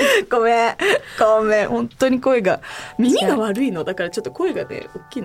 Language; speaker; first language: Japanese; native; Japanese